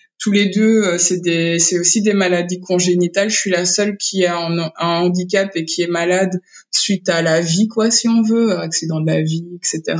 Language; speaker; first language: French; early bilingual, other home language; Kinyarwanda